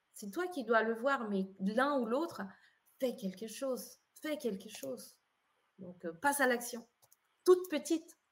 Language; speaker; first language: French; non-native, fluent; Spanish